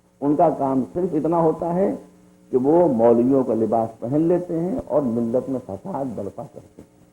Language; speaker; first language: Urdu; native; Urdu